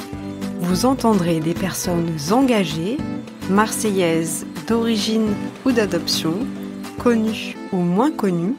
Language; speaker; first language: French; native; French